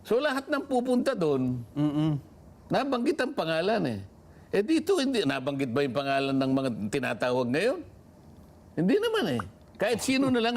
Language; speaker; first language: Filipino; native; Filipino